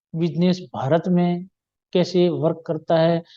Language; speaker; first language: Hindi; non-native, local second language; Gujarati